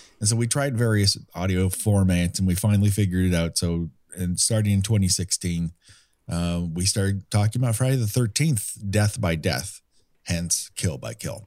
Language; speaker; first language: English; native; English